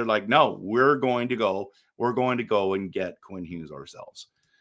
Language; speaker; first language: English; native; English